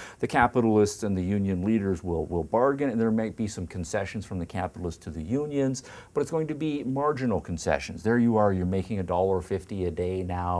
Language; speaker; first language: English; native; English